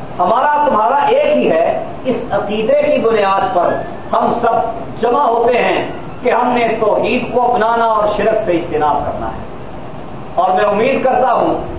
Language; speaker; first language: Urdu; non-native, local second language; Punjabi